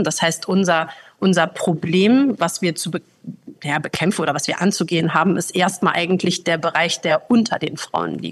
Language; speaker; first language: German; native; German